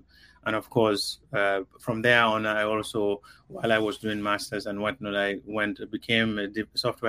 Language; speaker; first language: English; non-native, local second language; Mandingo